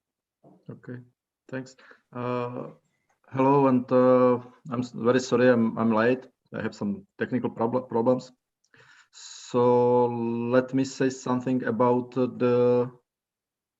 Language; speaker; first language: English; non-native, fluent; Czech